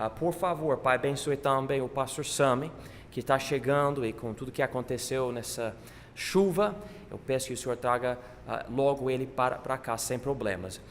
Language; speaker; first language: Portuguese; non-native, fluent; English